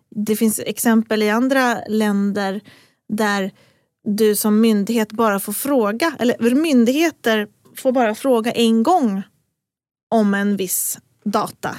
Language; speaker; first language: Swedish; native; Swedish